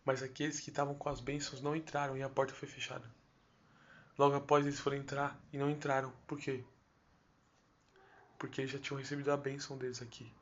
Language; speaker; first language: Portuguese; native; Portuguese